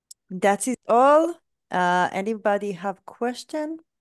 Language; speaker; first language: English; non-native, fluent; Hebrew